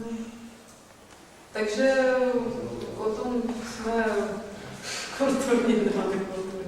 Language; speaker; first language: Czech; non-native, fluent; Russian